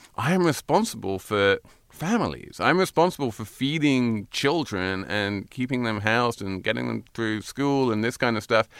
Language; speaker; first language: English; native; English